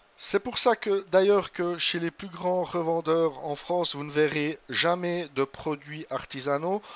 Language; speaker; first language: French; native; French